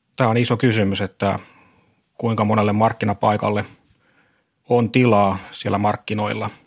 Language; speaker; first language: Finnish; native; Finnish